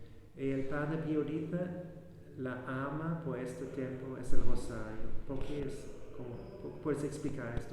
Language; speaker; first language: Spanish; non-native, fluent; German